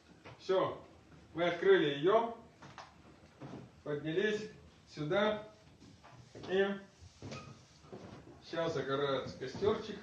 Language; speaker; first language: Russian; native; Russian